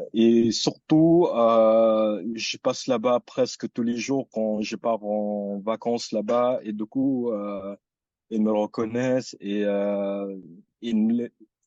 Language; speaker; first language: French; early bilingual, other home language; Filipino